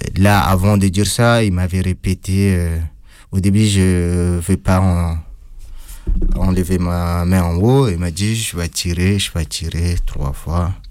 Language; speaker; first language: French; non-native, fluent; Arabic